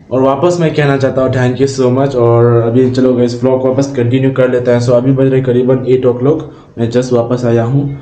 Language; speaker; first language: Hindi; non-native, local second language; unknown